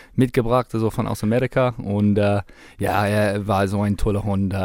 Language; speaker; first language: German; non-native, fluent; English